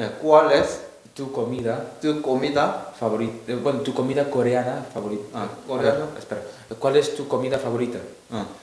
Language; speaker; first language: Spanish; non-native, learner; Korean